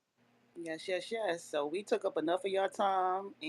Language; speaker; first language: English; native; English